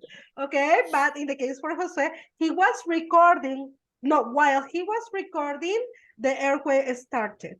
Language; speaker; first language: English; non-native, fluent; Spanish